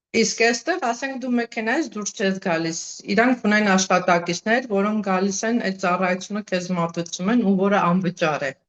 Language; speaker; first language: Armenian; native; Armenian